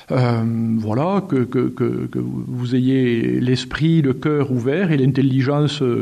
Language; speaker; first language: French; native; French